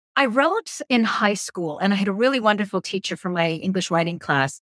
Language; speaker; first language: English; native; English